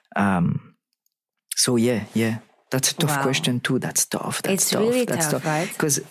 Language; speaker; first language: English; non-native, fluent; French